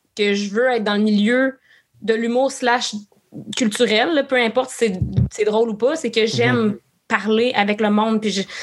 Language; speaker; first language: French; native; French